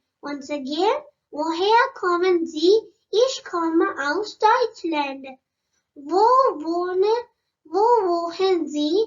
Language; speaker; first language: German; non-native, learner; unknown